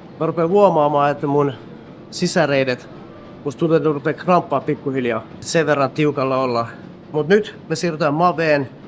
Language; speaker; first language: Finnish; early bilingual, other home language; Kurdish